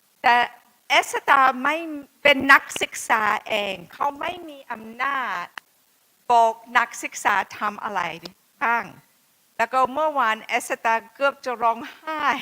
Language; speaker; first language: Thai; non-native, fluent; English